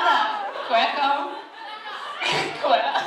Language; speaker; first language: Vietnamese; early bilingual, heritage; Vietnamese